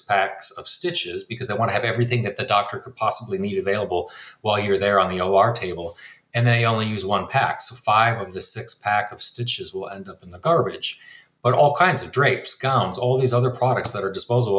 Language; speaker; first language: English; native; English